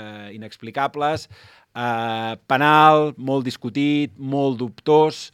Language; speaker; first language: Catalan; native; Catalan